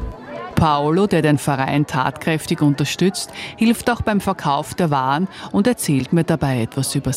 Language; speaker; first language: German; native; German